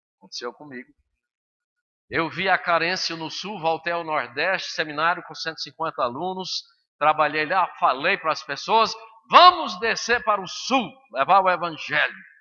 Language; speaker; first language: Portuguese; early bilingual, other home language; English